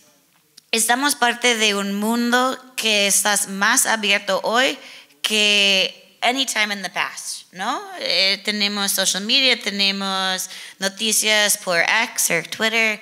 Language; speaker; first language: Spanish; non-native, learner; English